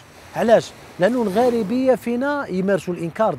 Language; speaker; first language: Arabic; native; Arabic